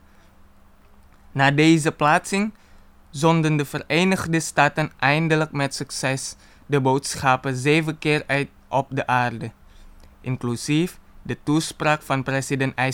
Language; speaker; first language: Dutch; non-native, fluent; Indonesian